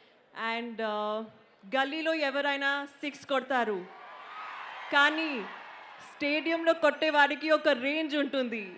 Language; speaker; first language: Telugu; non-native, learner; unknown